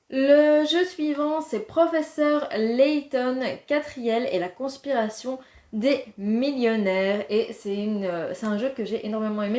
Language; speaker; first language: French; native; French